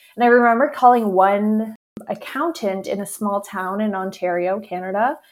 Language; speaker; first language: English; native; English